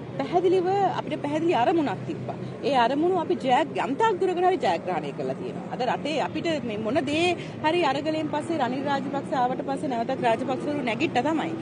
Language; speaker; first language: Sinhala; native; Sinhala